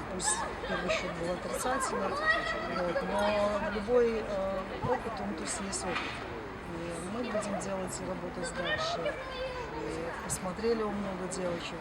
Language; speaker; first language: Russian; native; Russian